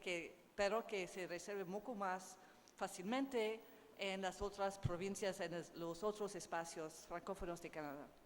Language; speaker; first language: Spanish; non-native, learner; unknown